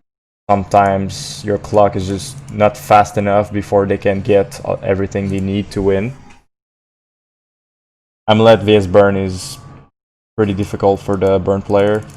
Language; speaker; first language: English; non-native, fluent; French